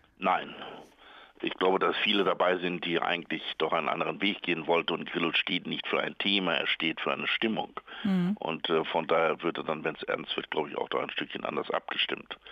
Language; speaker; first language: German; native; German